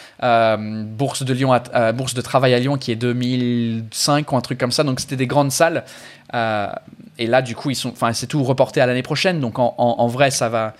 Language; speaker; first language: French; non-native, fluent; English